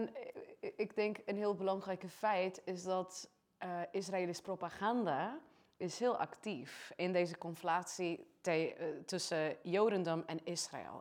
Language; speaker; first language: Dutch; non-native, fluent; Portuguese